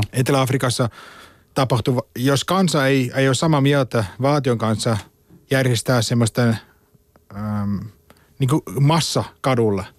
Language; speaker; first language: Finnish; non-native, fluent; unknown